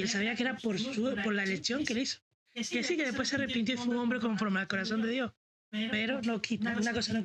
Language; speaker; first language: Spanish; native; Spanish